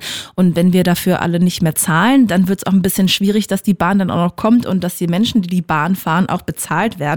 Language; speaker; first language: German; native; German